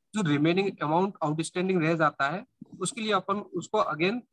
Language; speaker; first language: Hindi; native; Hindi